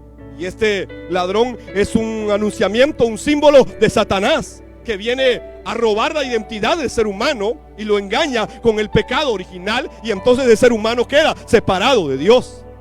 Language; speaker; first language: Spanish; native; Spanish